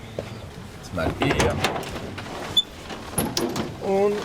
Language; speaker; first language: German; non-native, learner; French